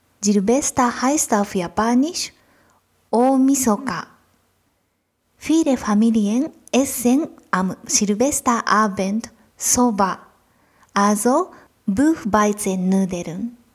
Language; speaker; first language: German; non-native, fluent; Japanese